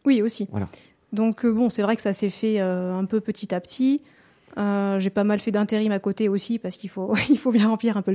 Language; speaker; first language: French; native; French